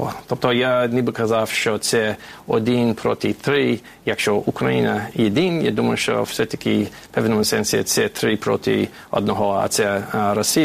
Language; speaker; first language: Ukrainian; non-native, fluent; English